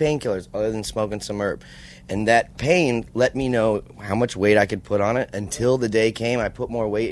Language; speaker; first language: English; native; English